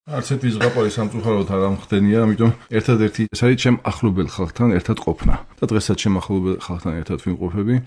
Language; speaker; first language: Georgian; native; Georgian